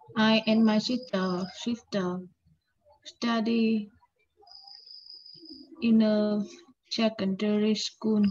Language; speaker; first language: English; non-native, learner; Vietnamese